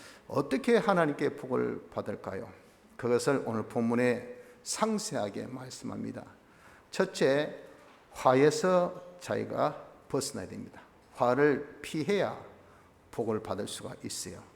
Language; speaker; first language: Korean; native; Korean